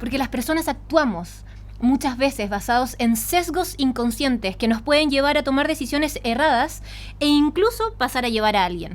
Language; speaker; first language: Spanish; native; Spanish